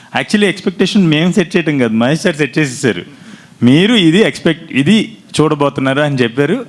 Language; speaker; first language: Telugu; native; Telugu